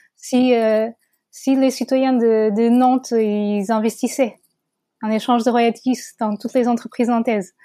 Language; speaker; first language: French; non-native, fluent; Portuguese